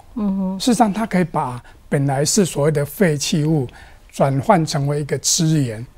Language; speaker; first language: Chinese; native; Chinese